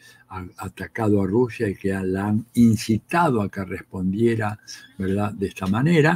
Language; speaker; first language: Spanish; native; Spanish